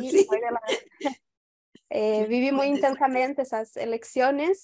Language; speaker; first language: Spanish; non-native, fluent; Portuguese